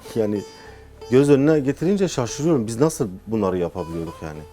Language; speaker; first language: Turkish; native; Turkish